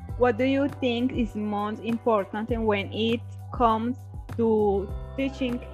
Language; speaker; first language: English; non-native, learner; Spanish